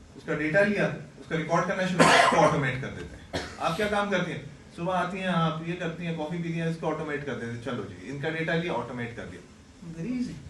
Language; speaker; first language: Urdu; native; Urdu